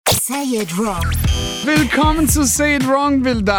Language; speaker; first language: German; native; German